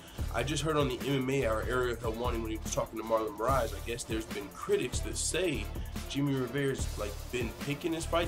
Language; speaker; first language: English; native; English